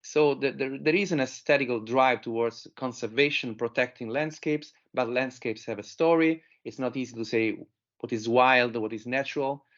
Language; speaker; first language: English; non-native, fluent; Italian